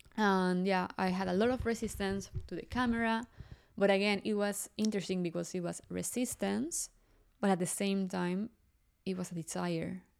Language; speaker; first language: English; non-native, fluent; Spanish